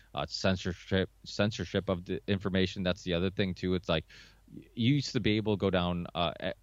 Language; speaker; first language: English; early bilingual, other home language; Portuguese